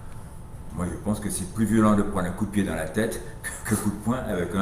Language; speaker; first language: French; native; French